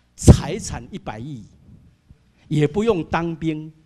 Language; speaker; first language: Chinese; native; Chinese